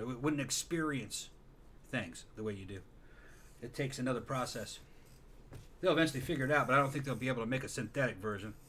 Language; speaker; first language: English; native; English